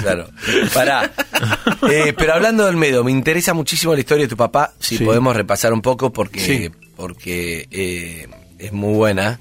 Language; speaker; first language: Spanish; native; Spanish